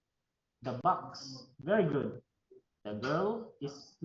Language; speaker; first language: English; non-native, fluent; Filipino